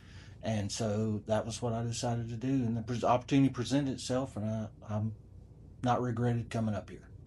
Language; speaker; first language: English; native; English